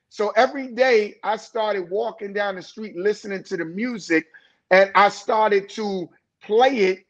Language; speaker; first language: English; native; English